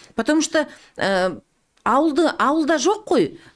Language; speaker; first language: Russian; non-native, local second language; Kazakh